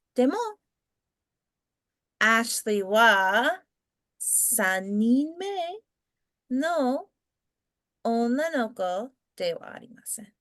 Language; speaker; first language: Japanese; non-native, fluent; English